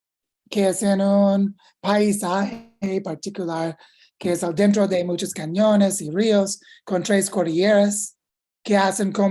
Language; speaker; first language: Spanish; non-native, fluent; English